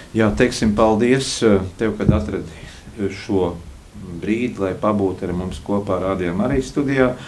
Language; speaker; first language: Latvian; native; Latvian